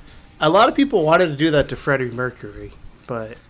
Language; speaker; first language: English; native; English